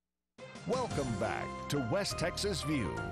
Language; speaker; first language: English; native; English